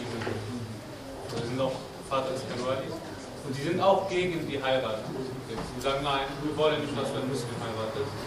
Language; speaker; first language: German; non-native, learner; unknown